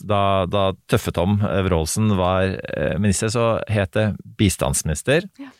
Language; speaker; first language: Norwegian; native; Norwegian